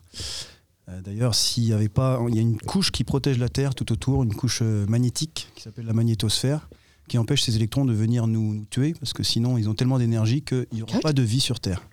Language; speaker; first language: French; native; French